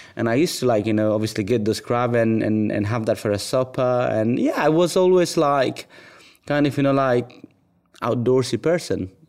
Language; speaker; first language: English; non-native, local second language; Nepali